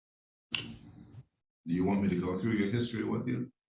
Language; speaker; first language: English; native; English